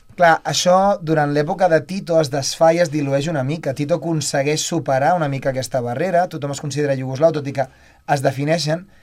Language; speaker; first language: Catalan; native; Catalan